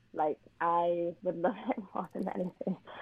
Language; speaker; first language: English; native; English